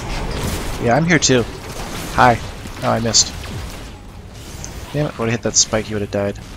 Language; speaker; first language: English; native; English